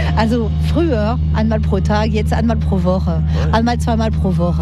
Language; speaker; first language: German; non-native, learner; French